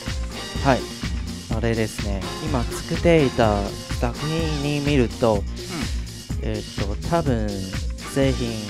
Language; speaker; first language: Japanese; non-native, fluent; Chinese